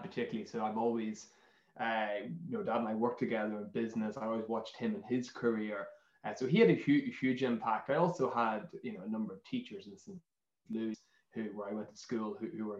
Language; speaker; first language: English; native; English